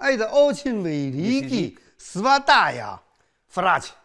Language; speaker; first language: Russian; non-native, learner; Chinese